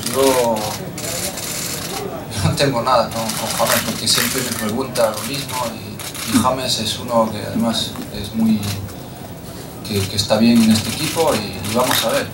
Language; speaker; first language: Spanish; non-native, fluent; French